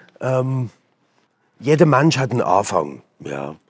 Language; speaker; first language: German; native; German